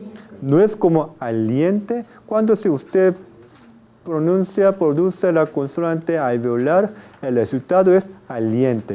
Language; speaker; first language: Spanish; non-native, fluent; Korean